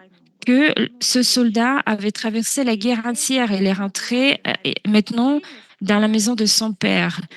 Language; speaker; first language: French; non-native, fluent; Russian